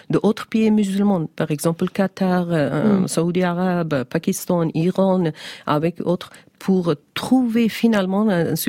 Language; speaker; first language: French; non-native, learner; Persian